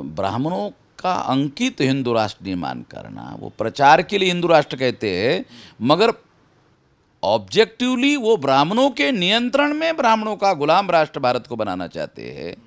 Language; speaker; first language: Hindi; native; Hindi